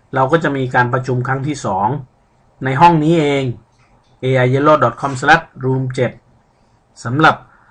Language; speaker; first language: Thai; early bilingual, other home language; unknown